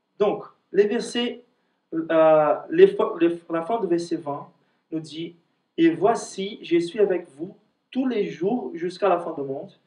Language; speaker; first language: French; non-native, fluent; Portuguese